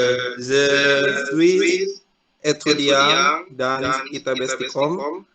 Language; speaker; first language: French; non-native, learner; Indonesian